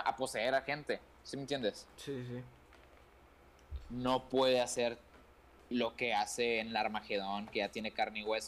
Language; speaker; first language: Spanish; native; Spanish